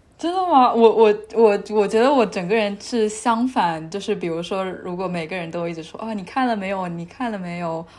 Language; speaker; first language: Chinese; native; Chinese